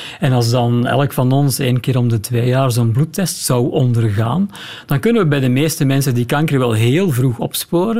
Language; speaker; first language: Dutch; native; Dutch